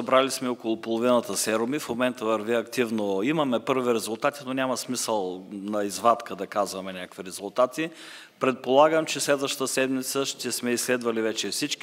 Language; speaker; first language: Bulgarian; native; Bulgarian